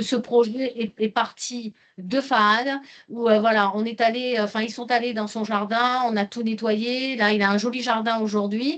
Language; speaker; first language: French; native; French